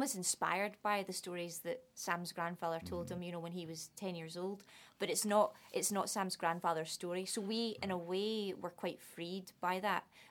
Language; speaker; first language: English; native; English